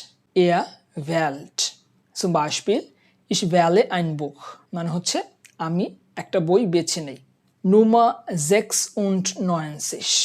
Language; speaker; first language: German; non-native, fluent; Bangla